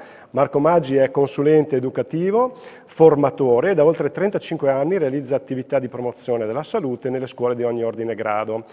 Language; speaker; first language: Italian; native; Italian